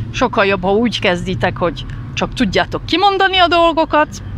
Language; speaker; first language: Hungarian; early bilingual, heritage; Hungarian